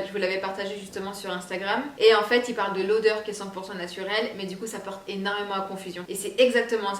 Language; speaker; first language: French; native; French